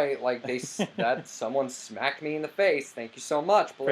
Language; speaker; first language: English; native; English